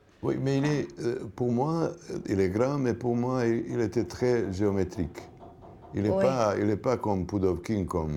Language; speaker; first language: French; non-native, learner; Serbian